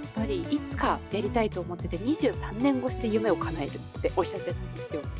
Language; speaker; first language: Japanese; native; Japanese